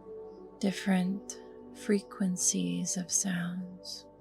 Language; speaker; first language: English; native; English